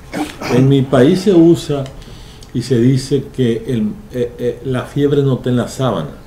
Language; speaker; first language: Spanish; native; Spanish